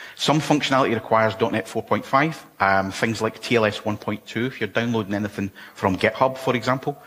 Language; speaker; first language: English; native; English